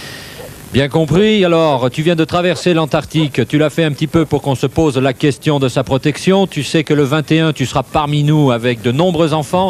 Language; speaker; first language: French; native; French